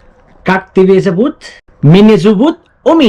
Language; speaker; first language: Russian; non-native, learner; Hindi